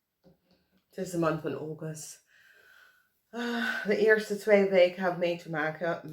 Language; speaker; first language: Dutch; non-native, fluent; English